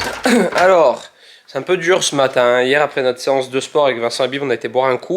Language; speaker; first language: French; native; French